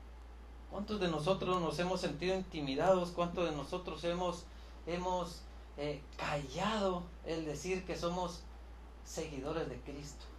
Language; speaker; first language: Spanish; native; Spanish